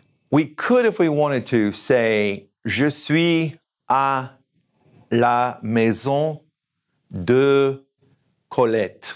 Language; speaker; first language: French; non-native, fluent; English